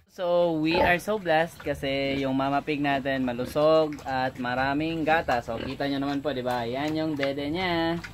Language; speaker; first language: Filipino; non-native, local second language; Cebuano